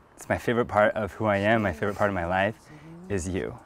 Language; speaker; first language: English; native; English